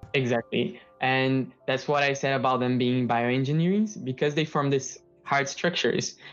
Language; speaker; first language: English; non-native, fluent; Portuguese